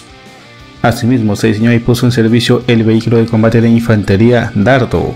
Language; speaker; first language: Spanish; native; Spanish